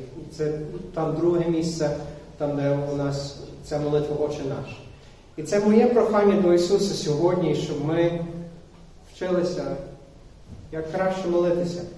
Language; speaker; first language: Ukrainian; non-native, fluent; English